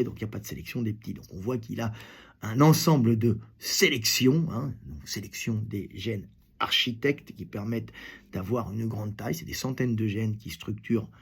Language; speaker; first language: French; native; French